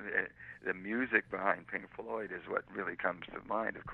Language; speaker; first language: English; native; English